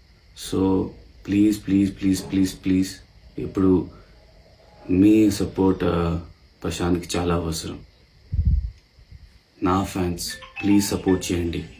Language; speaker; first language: Telugu; non-native, learner; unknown